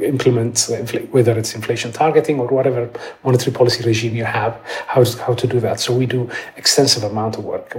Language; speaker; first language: English; non-native, fluent; Amharic